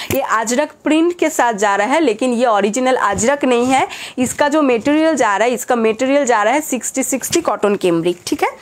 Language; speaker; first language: Hindi; non-native, local second language; Bangla